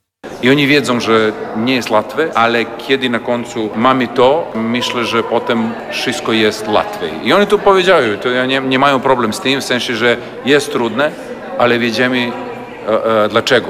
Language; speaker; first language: Polish; non-native, fluent; Serbian